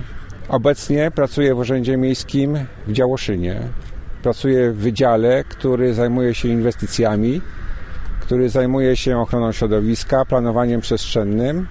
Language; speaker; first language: Polish; native; Polish